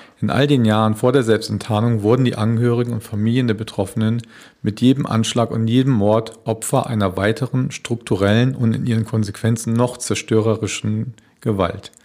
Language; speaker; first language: German; native; German